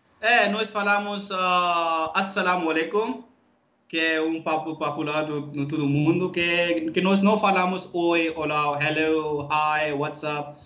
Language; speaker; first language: Portuguese; non-native, learner; Urdu